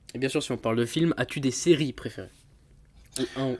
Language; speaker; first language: French; native; French